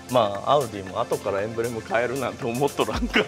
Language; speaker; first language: Japanese; native; Japanese